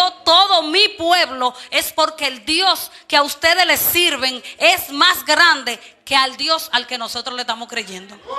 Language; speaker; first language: Spanish; native; Spanish